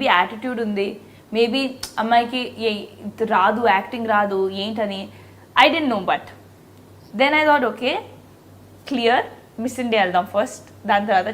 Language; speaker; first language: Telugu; non-native, local second language; Hindi